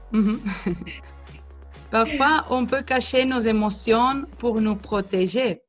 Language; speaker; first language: French; non-native, fluent; Spanish